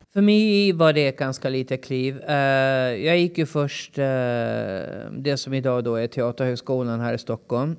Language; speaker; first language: Swedish; native; Swedish